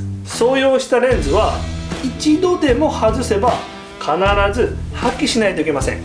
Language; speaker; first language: Japanese; native; Japanese